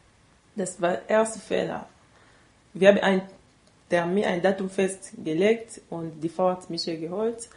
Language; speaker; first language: German; non-native, learner; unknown